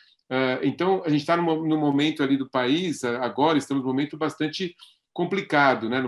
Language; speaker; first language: Portuguese; native; Portuguese